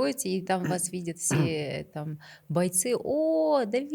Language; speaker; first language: Russian; non-native, local second language; Kazakh